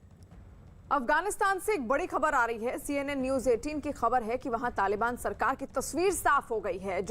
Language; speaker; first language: Hindi; native; Hindi